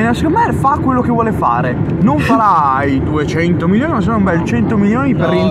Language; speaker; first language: Italian; native; Italian